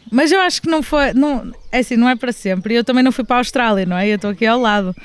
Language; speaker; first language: Portuguese; native; Portuguese